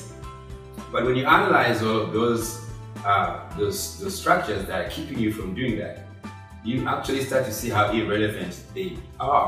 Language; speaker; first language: English; non-native, local second language; Shona